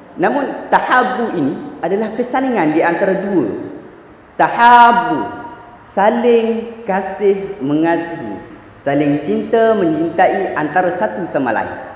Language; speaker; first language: Malay; native; Malay